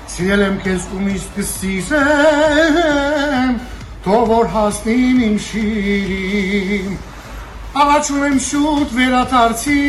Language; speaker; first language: Armenian; early bilingual, heritage; Armenian